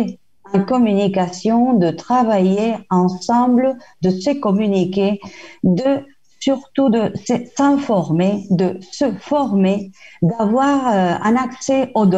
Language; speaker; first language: French; non-native, fluent; Spanish